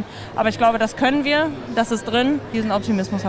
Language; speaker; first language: German; native; German